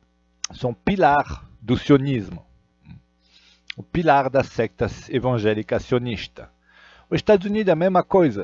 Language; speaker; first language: Portuguese; non-native, fluent; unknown